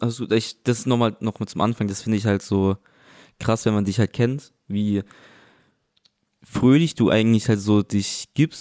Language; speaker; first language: German; native; German